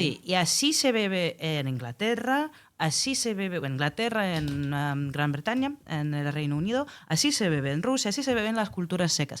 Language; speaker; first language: Spanish; non-native, fluent; Russian